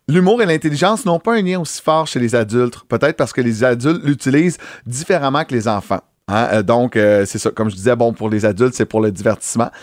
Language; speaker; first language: French; native; French